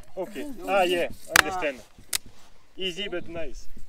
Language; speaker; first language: English; non-native, learner; French